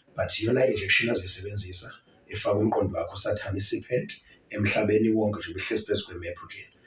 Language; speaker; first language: Zulu; native; Zulu